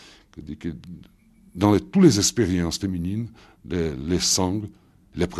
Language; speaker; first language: French; non-native, fluent; Portuguese